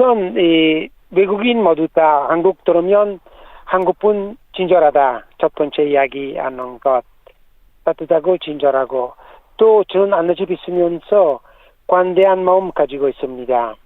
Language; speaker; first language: Korean; non-native, learner; Italian